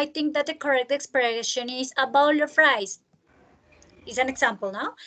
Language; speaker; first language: English; non-native, fluent; Spanish